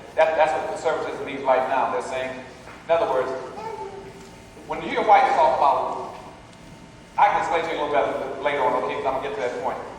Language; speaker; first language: English; native; English